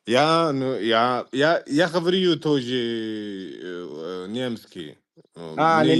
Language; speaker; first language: Russian; non-native, learner; Igbo